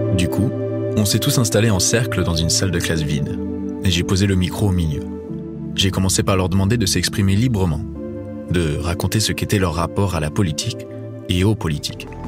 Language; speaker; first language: French; non-native, fluent; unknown